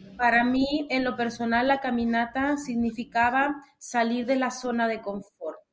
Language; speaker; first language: Spanish; native; Spanish